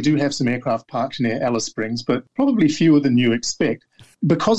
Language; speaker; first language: English; native; English